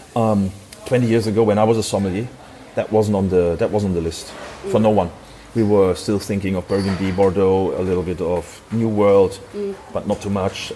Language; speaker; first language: English; non-native, fluent; German